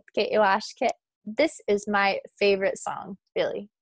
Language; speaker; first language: English; native; English